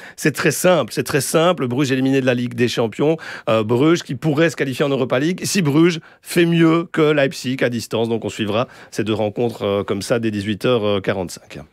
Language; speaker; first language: French; native; French